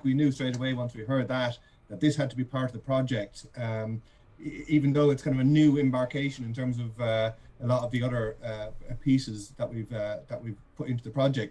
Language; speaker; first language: English; native; English